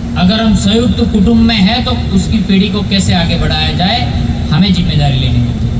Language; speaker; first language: Hindi; non-native, local second language; Gujarati